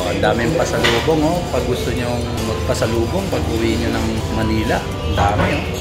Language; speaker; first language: Filipino; native; Filipino